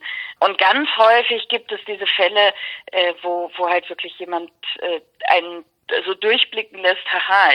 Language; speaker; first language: German; native; German